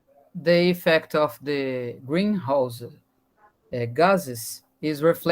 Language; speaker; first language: English; non-native, learner; Portuguese